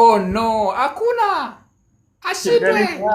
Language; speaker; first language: English; non-native, learner; Swahili